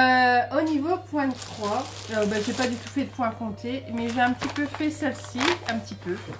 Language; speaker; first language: French; native; French